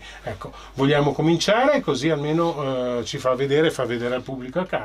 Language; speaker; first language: Italian; native; Italian